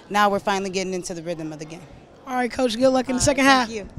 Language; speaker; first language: English; native; English